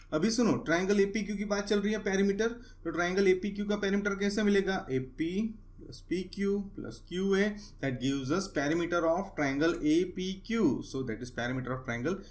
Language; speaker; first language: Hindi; non-native, local second language; Gujarati